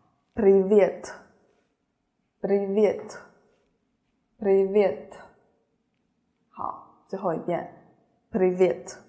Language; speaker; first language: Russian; non-native, fluent; Chinese